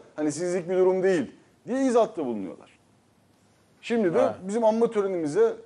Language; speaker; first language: Turkish; native; Turkish